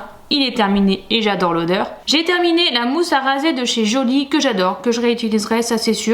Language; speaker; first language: French; native; French